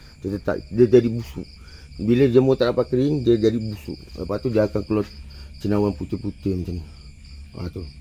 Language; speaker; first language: Malay; native; Malay